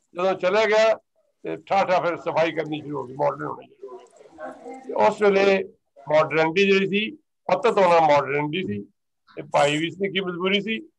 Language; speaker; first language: Hindi; non-native, local second language; Punjabi